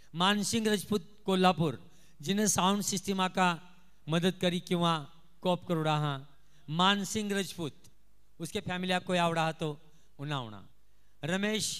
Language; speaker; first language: Hindi; non-native, local second language; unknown